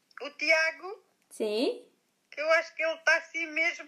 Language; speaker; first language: Portuguese; native; Portuguese